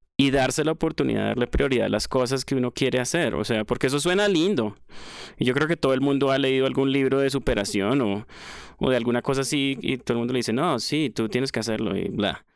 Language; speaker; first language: Spanish; native; Spanish